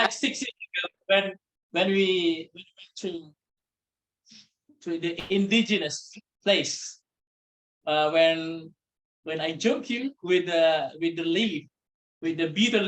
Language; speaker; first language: English; non-native, local second language; Indonesian